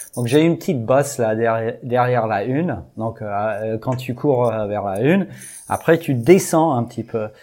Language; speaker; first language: French; non-native, fluent; English